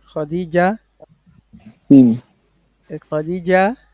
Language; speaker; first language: Arabic; non-native, fluent; French